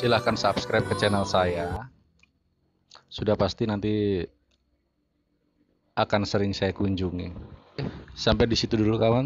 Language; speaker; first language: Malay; non-native, local second language; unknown